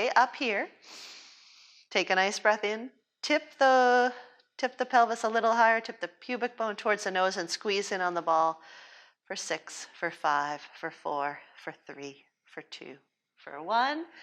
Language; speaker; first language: English; native; English